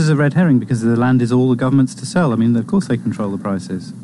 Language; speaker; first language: English; native; English